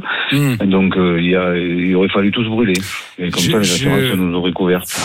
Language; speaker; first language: French; native; French